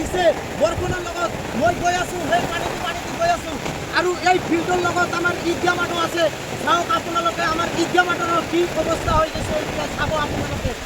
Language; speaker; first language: Assamese; native; Assamese